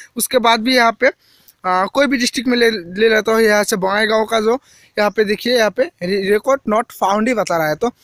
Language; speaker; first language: Hindi; non-native, local second language; Assamese